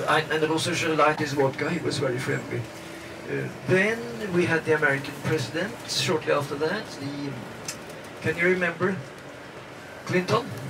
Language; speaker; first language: English; non-native, fluent; Norwegian